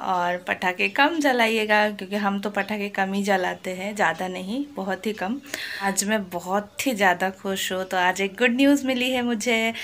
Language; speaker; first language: Hindi; non-native, local second language; Bangla